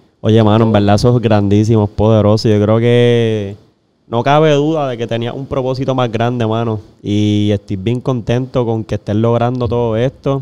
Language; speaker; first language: Spanish; native; Spanish